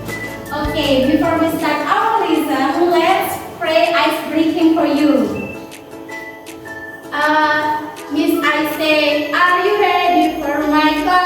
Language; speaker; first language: English; non-native, local second language; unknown